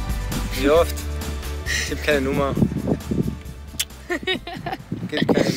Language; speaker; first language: German; non-native, fluent; Greek